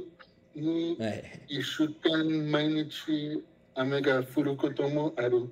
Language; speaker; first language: Japanese; non-native, learner; Spanish